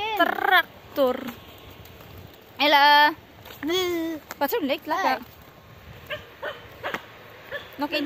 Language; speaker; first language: Dutch; non-native, learner; Filipino